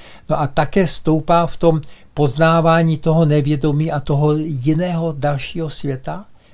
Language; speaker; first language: Czech; native; Czech